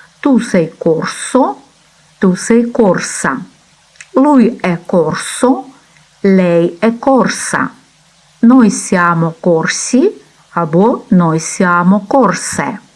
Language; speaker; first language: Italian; non-native, fluent; Ukrainian